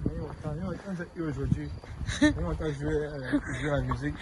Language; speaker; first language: French; non-native, fluent; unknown